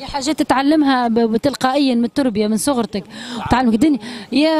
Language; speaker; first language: Arabic; native; Arabic